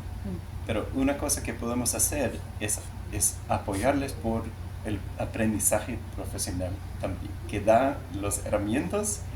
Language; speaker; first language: Spanish; non-native, learner; English